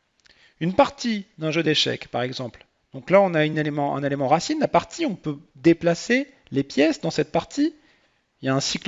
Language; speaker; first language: French; native; French